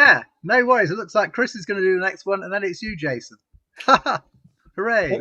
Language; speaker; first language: English; native; English